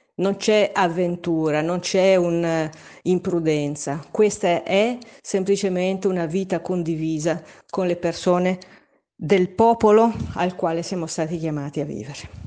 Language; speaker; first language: Italian; native; Italian